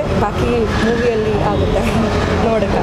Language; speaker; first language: Kannada; non-native, local second language; Malayalam